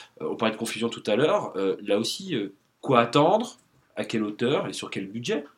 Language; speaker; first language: French; native; French